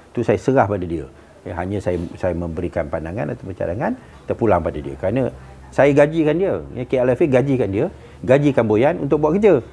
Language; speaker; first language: Malay; native; Malay